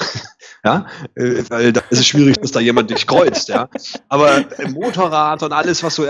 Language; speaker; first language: German; native; German